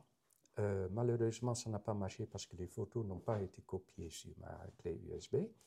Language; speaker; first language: French; non-native, fluent; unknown